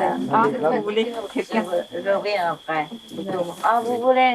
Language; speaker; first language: French; non-native, learner; Vietnamese